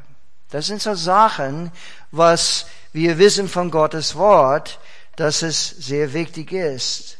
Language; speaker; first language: German; non-native, fluent; English